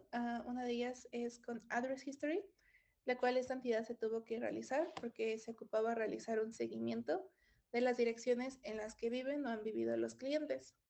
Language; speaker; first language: Spanish; native; Spanish